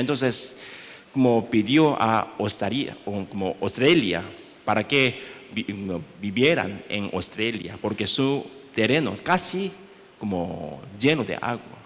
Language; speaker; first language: Spanish; non-native, learner; Korean